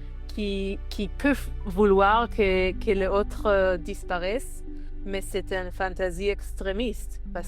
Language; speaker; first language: French; non-native, learner; Hebrew